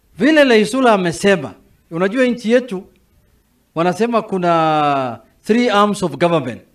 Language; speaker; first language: Swahili; non-native, local second language; Somali